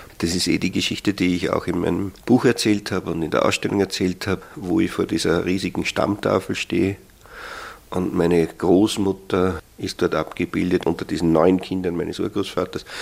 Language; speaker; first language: German; native; German